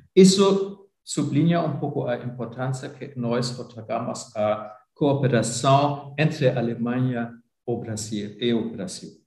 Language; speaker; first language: Portuguese; non-native, fluent; German